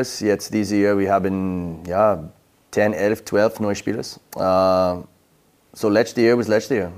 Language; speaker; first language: German; non-native, learner; English